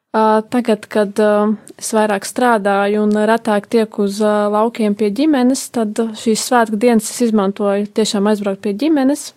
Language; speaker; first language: Latvian; native; Latvian